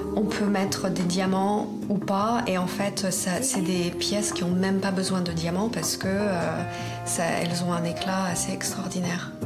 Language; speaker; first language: French; non-native, fluent; Polish